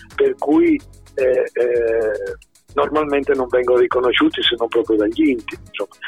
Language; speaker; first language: Italian; native; Italian